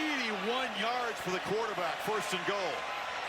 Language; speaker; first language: English; native; English